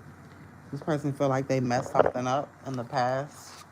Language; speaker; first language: English; native; English